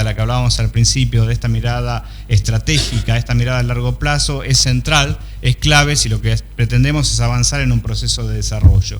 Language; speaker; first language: Spanish; native; Spanish